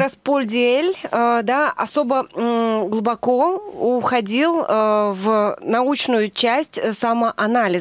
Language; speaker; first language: Russian; native; Russian